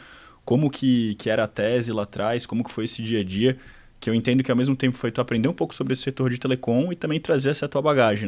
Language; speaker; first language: Portuguese; native; Portuguese